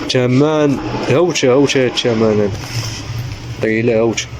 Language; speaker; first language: Arabic; native; Arabic